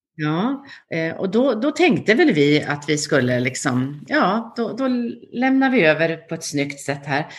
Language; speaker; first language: Swedish; native; Swedish